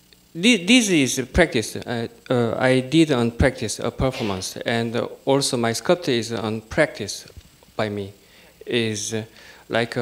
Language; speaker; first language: English; non-native, learner; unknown